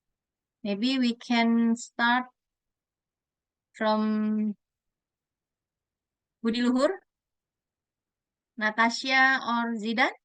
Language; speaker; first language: English; non-native, fluent; Indonesian